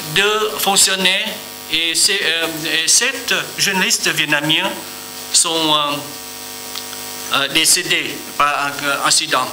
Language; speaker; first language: French; non-native, learner; Vietnamese